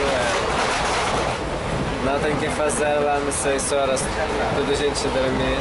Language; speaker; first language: Portuguese; non-native, learner; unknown